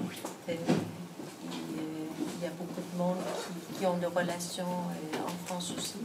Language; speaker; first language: French; non-native, fluent; Danish